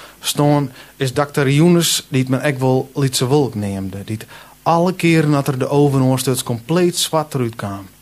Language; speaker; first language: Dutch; non-native, local second language; Western Frisian